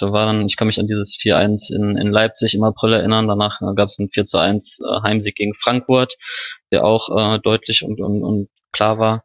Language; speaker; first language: German; native; German